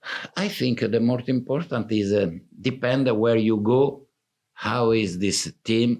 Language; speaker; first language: English; non-native, fluent; Italian